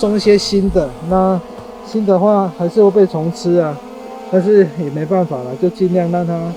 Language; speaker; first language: Chinese; native; Chinese